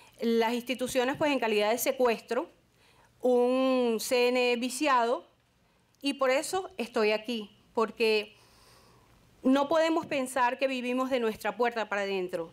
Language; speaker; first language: Spanish; native; Spanish